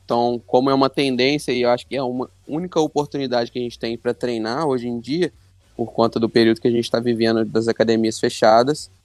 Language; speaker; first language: Portuguese; native; Portuguese